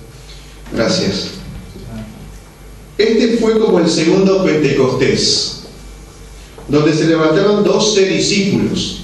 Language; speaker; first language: Spanish; non-native, fluent; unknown